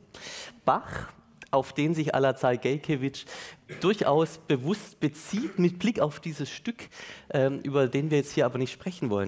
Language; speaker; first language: German; native; German